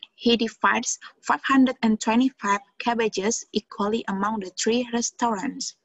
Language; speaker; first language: English; non-native, fluent; Indonesian